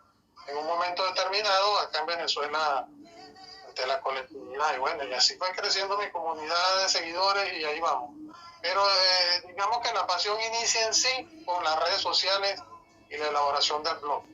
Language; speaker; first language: Spanish; native; Spanish